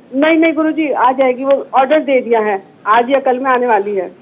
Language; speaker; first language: Hindi; non-native, local second language; Bangla